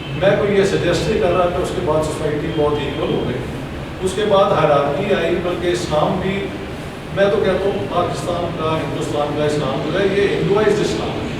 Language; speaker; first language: Urdu; non-native, local second language; Punjabi